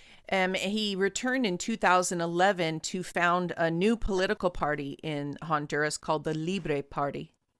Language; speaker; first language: English; native; English